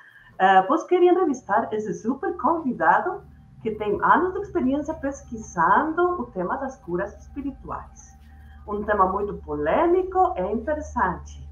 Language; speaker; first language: Portuguese; non-native, fluent; Spanish